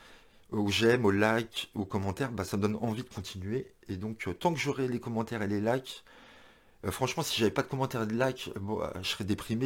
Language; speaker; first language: French; native; French